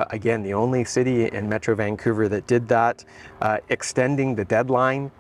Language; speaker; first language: English; native; English